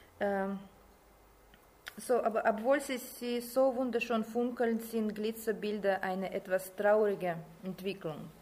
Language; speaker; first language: German; non-native, learner; Russian